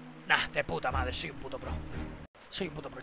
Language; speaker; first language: Spanish; native; Spanish